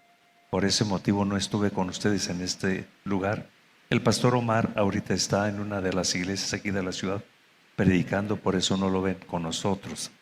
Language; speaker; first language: Spanish; native; Spanish